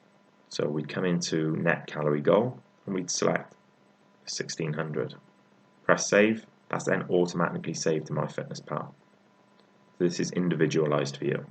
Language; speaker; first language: English; native; English